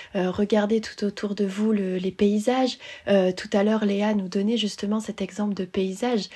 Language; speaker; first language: French; native; French